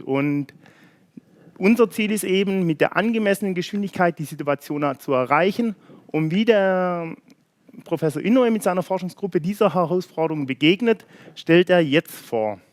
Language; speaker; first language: German; native; German